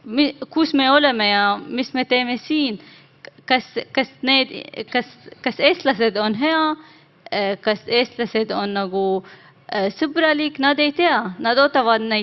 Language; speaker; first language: Estonian; non-native, learner; Arabic